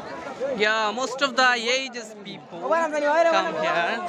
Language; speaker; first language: English; non-native, learner; Bangla